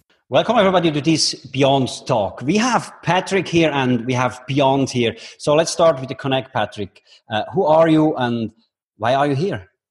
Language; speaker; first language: English; non-native, fluent; German